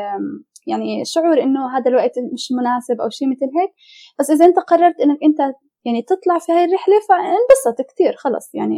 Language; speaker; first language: Arabic; native; Arabic